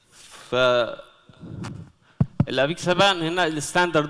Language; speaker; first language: Arabic; native; Arabic